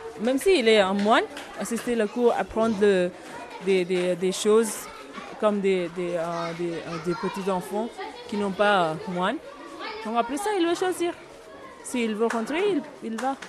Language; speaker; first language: French; non-native, learner; Tibetan